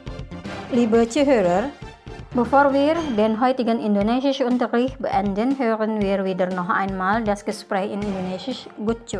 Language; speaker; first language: German; non-native, fluent; Indonesian